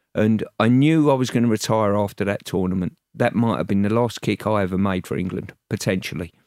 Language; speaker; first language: English; native; English